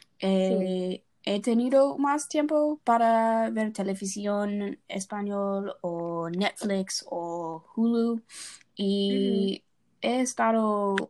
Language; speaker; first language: Spanish; non-native, learner; English